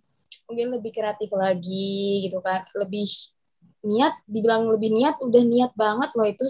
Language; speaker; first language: Indonesian; native; Indonesian